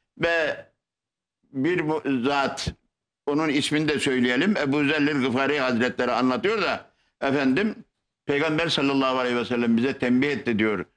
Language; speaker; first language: Turkish; native; Turkish